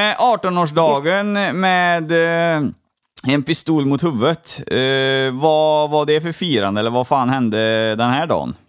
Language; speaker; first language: Swedish; native; Swedish